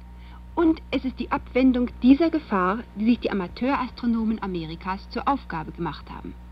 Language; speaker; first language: German; native; German